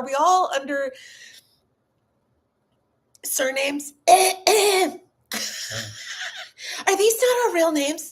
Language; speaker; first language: English; native; English